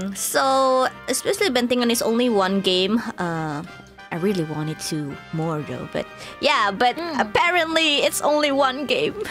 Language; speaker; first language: English; non-native, fluent; Indonesian